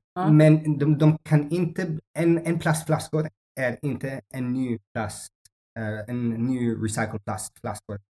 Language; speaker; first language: Swedish; non-native, learner; Amharic